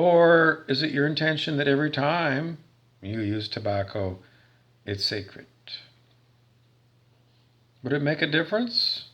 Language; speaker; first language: English; native; English